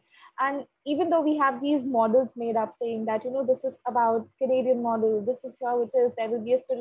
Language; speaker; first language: English; non-native, local second language; Hindi